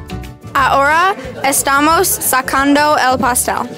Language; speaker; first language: Spanish; non-native, learner; English